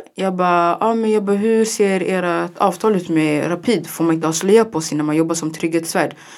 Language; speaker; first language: Swedish; early bilingual, other home language; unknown